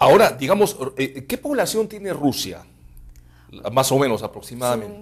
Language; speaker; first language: Spanish; native; Spanish